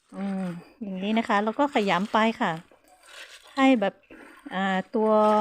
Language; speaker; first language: Thai; non-native, local second language; Hmong